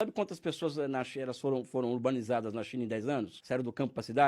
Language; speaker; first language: Portuguese; native; Portuguese